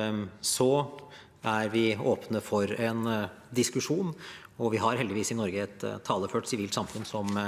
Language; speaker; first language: Norwegian; native; Norwegian